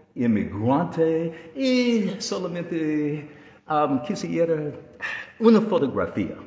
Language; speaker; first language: Spanish; non-native, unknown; English